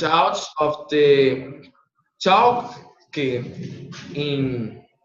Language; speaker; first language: English; non-native, learner; Portuguese